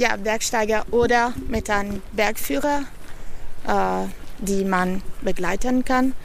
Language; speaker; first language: German; non-native, learner; Italian